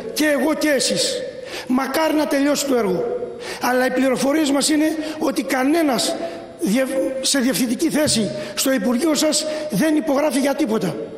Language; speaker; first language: Greek; native; Greek